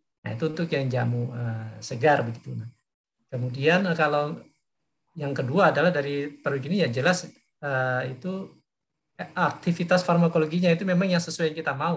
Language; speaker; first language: Indonesian; native; Indonesian